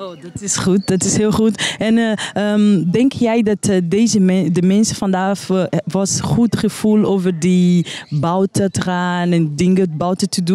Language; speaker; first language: Dutch; non-native, learner; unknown